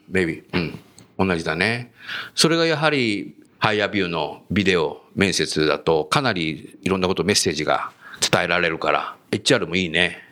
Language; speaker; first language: Japanese; native; Japanese